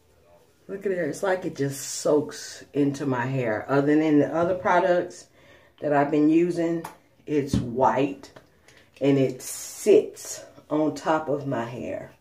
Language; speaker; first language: English; native; English